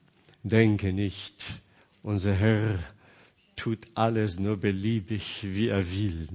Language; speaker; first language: German; non-native, fluent; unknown